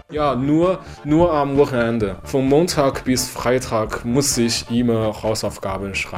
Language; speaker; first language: German; non-native, learner; Chinese